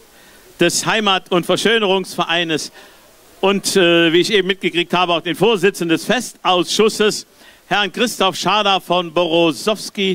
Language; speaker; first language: German; native; German